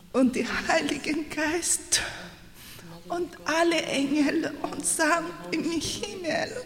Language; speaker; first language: German; non-native, learner; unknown